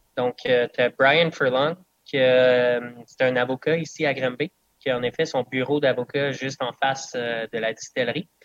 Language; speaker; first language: French; non-native, local second language; English